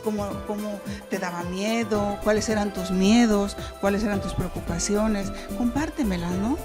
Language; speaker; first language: Spanish; native; Spanish